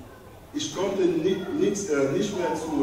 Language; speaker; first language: German; non-native, learner; French